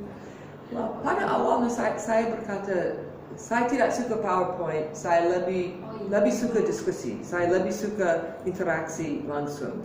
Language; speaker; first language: Indonesian; non-native, fluent; English